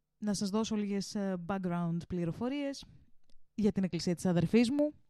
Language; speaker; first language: Greek; early bilingual, heritage; Greek